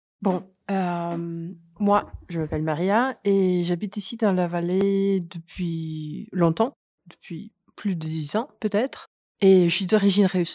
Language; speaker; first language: French; non-native, fluent; Russian